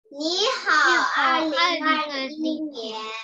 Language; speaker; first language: Chinese; early bilingual, heritage; Chinese